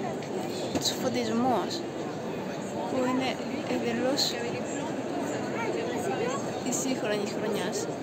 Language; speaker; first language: Greek; non-native, fluent; Japanese